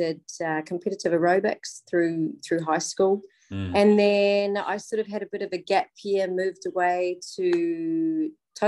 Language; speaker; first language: English; native; English